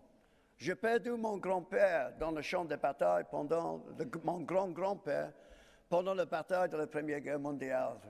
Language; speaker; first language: French; non-native, fluent; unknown